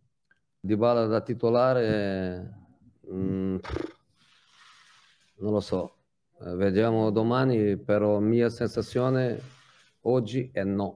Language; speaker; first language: Italian; non-native, fluent; Portuguese